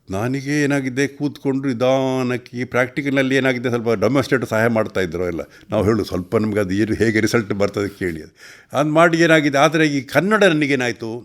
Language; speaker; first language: Kannada; non-native, local second language; Tulu